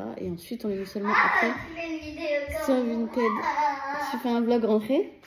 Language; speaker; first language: French; native; French